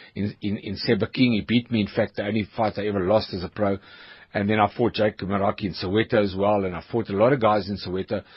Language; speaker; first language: English; native; English